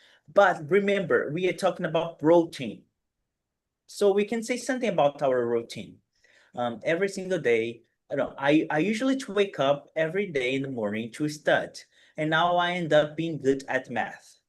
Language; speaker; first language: English; non-native, fluent; Portuguese